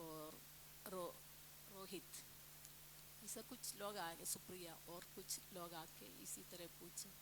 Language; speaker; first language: Hindi; non-native, local second language; Malayalam